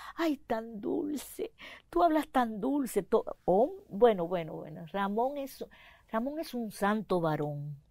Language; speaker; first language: Spanish; native; Spanish